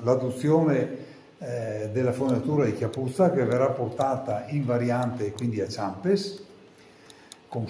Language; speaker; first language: Italian; native; Italian